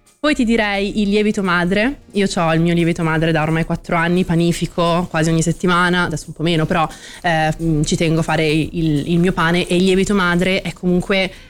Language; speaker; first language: Italian; native; Italian